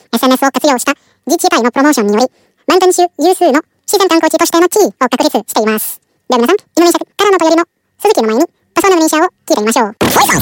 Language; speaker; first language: Japanese; non-native, fluent; Indonesian